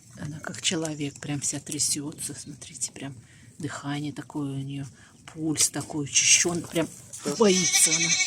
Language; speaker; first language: Russian; native; Russian